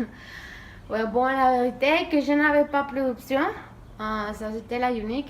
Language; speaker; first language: French; non-native, learner; Spanish